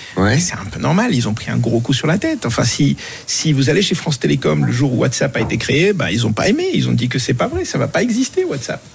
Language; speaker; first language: French; non-native, local second language; Arabic